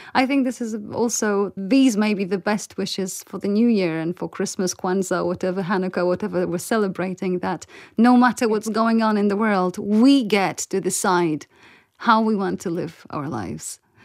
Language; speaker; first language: English; non-native, fluent; Polish